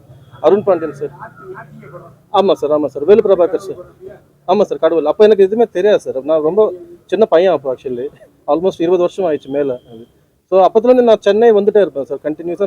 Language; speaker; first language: Tamil; non-native, fluent; Telugu